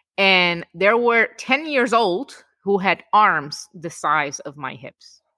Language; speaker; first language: English; non-native, fluent; Czech